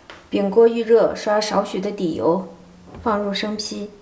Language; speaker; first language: Chinese; native; Chinese